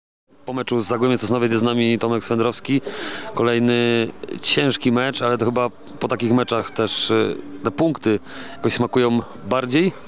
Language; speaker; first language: Polish; native; Polish